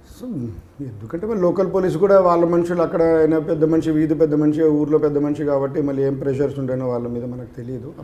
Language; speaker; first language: Telugu; native; Telugu